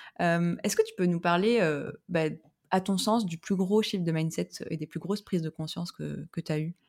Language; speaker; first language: French; native; French